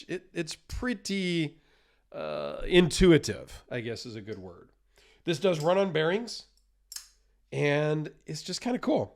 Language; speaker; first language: English; native; English